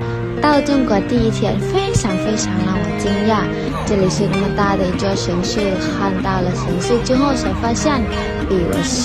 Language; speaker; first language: Chinese; non-native, fluent; Lao